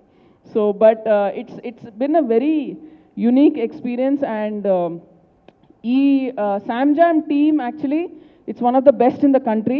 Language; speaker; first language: Telugu; native; Telugu